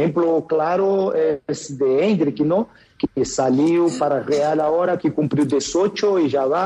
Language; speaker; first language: Spanish; non-native, fluent; Portuguese